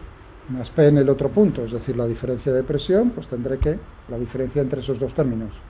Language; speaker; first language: Spanish; native; Spanish